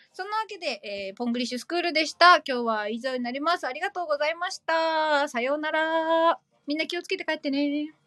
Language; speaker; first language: Japanese; native; Japanese